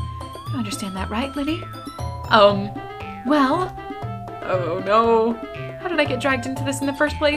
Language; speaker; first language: English; native; English